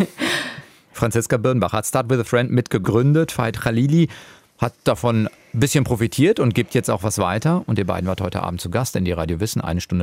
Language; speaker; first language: German; native; German